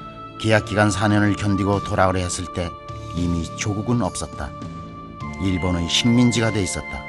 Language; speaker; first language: Korean; native; Korean